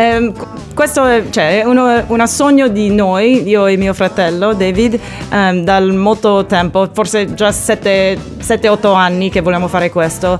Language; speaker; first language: Italian; non-native, learner; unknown